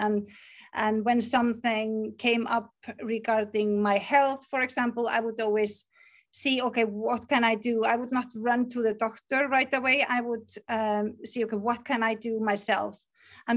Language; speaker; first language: English; non-native, fluent; Icelandic